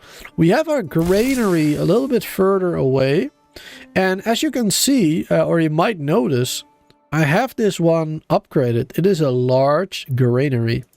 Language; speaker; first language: English; native; English